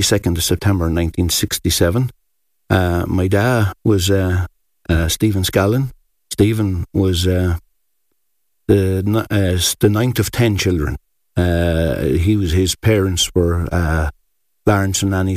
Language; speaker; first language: English; native; English